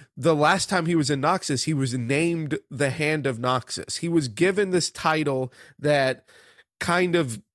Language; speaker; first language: English; native; English